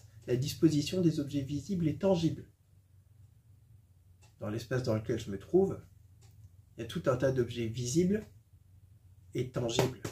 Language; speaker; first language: French; native; French